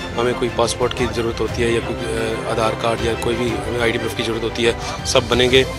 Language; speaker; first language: Hindi; non-native, fluent; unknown